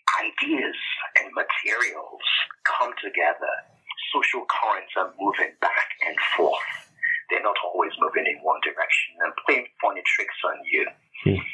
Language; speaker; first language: English; non-native, local second language; Yoruba